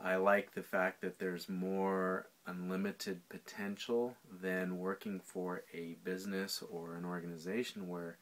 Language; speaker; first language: English; native; English